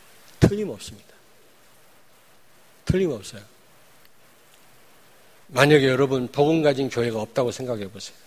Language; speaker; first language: Korean; native; Korean